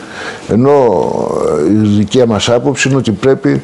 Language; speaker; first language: Greek; native; Greek